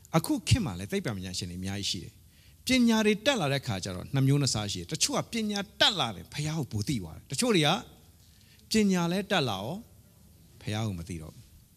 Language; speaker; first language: Burmese; non-native, local second language; Hakha Chin